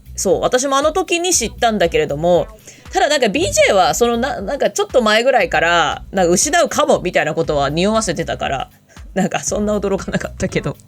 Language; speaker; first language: Japanese; native; Japanese